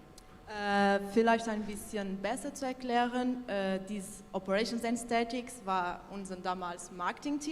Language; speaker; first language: German; non-native, local second language; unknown